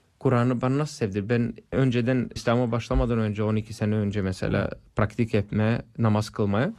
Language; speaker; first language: Turkish; non-native, fluent; English